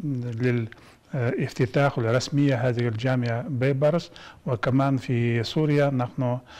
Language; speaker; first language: Arabic; non-native, fluent; Kazakh